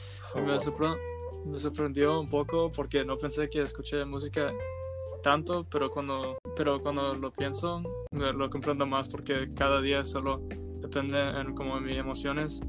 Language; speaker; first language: Spanish; non-native, learner; English